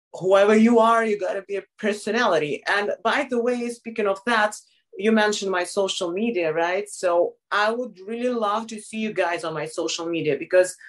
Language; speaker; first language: English; non-native, fluent; Russian